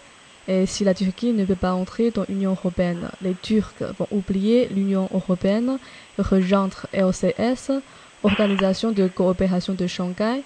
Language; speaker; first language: French; non-native, fluent; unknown